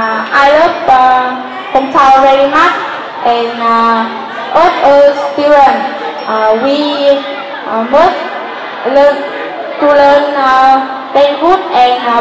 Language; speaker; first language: English; non-native, learner; Vietnamese